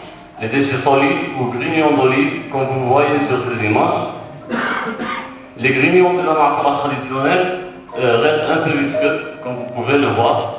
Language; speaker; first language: French; non-native, local second language; Arabic